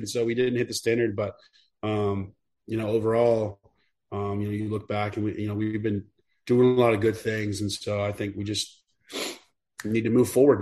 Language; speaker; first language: English; native; English